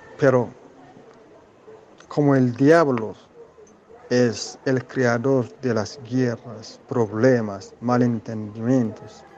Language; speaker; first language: Spanish; non-native, learner; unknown